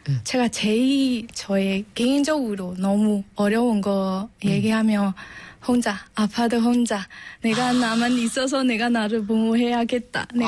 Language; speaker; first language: Korean; non-native, learner; Burmese